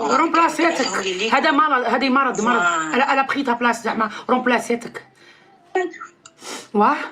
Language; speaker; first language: Arabic; native; Arabic